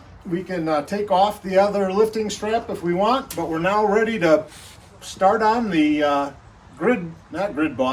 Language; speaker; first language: English; native; English